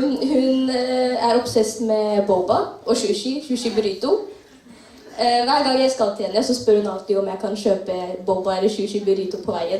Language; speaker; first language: Norwegian; early bilingual, other home language; Tamil